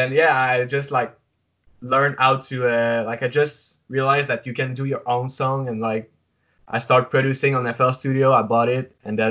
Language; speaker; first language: English; non-native, fluent; French